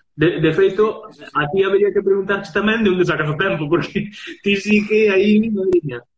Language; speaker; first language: Galician; native; Galician